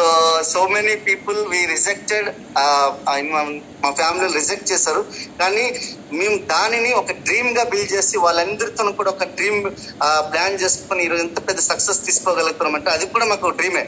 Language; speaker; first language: Telugu; native; Telugu